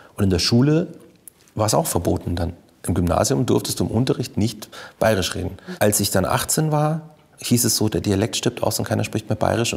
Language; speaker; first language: German; native; German